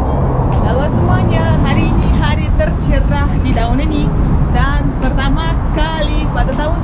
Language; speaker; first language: Indonesian; non-native, fluent; Russian